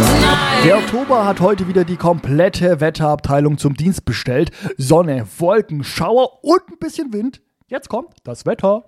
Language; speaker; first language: German; native; German